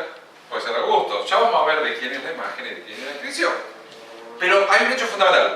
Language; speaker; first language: Spanish; native; Spanish